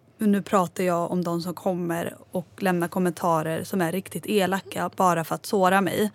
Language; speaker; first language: Swedish; native; Swedish